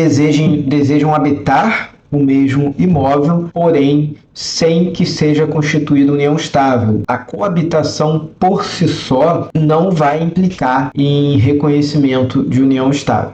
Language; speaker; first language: Portuguese; native; Portuguese